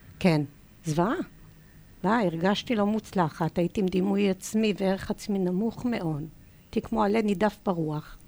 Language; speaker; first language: Hebrew; early bilingual, other home language; English